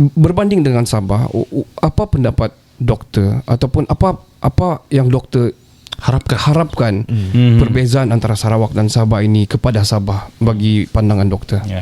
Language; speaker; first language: Malay; native; Malay